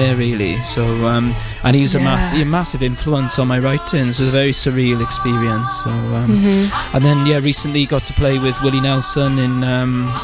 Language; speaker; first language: English; native; English